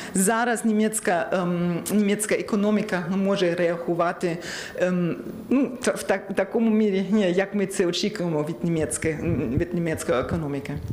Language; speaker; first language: Ukrainian; non-native, learner; German